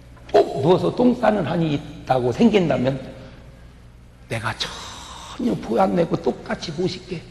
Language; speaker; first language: Korean; native; Korean